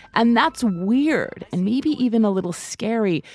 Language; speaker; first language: English; non-native, fluent; German